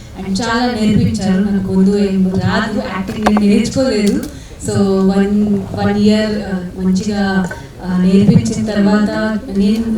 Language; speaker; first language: Telugu; non-native, learner; Marathi